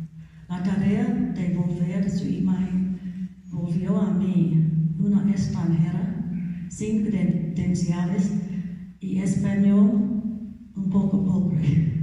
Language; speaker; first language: Spanish; non-native, learner; English